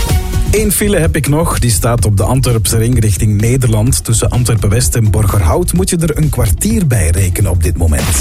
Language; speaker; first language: Dutch; native; Dutch